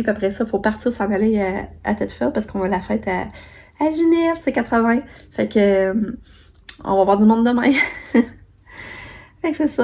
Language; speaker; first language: French; native; French